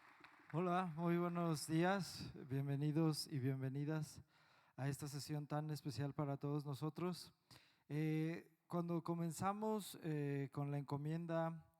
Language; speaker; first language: Spanish; native; Spanish